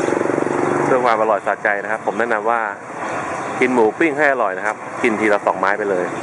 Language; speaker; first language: Thai; native; Thai